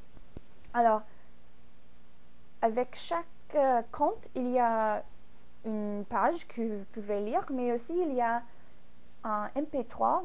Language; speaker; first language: French; non-native, fluent; English